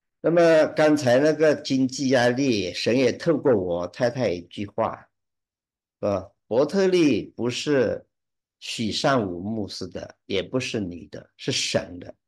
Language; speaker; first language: Chinese; early bilingual, heritage; Chinese